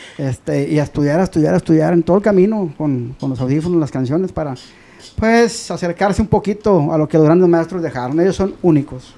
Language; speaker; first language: Spanish; native; Spanish